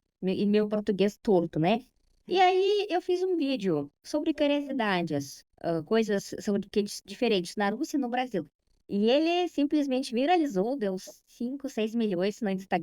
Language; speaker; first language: Portuguese; non-native, fluent; Russian